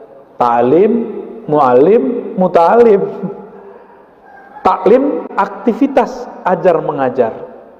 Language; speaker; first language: Indonesian; native; Indonesian